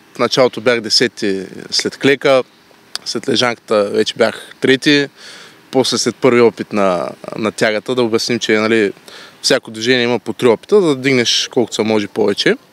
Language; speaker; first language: Bulgarian; native; Bulgarian